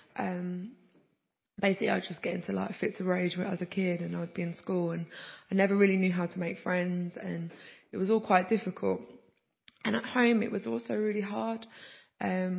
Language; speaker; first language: English; native; English